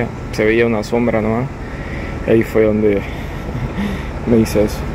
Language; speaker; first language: Spanish; native; Spanish